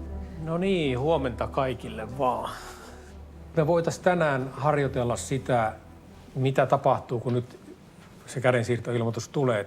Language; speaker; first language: Finnish; native; Finnish